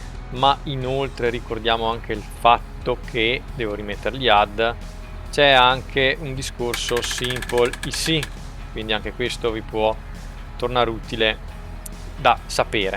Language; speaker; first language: Italian; native; Italian